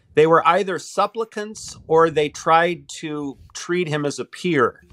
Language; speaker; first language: English; native; English